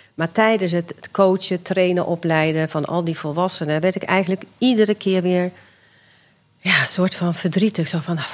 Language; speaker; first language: Dutch; early bilingual, other home language; Swedish